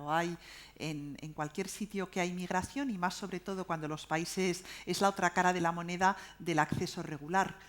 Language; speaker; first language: Spanish; native; Spanish